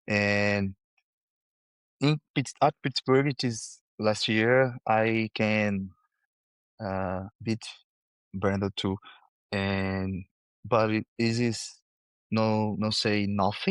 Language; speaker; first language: English; non-native, learner; Portuguese